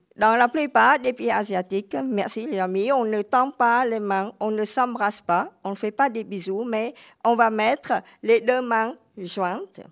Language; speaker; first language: French; non-native, fluent; Khmer